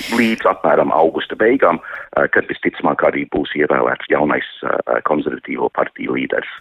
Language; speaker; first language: Latvian; early bilingual, heritage; Latvian